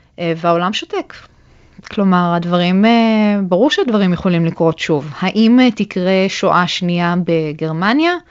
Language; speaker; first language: Hebrew; native; Hebrew